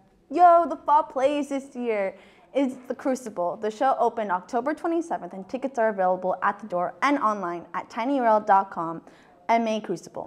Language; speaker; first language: English; native; English